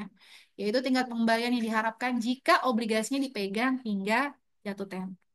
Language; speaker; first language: Indonesian; native; Indonesian